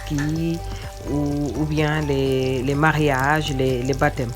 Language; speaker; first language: French; non-native, local second language; Wolof